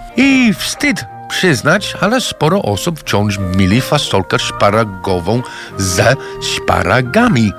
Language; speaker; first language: Polish; non-native, fluent; English